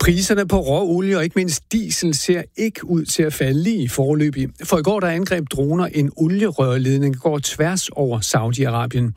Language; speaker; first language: Danish; native; Danish